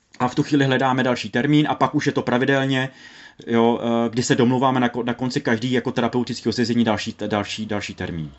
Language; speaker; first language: Czech; native; Czech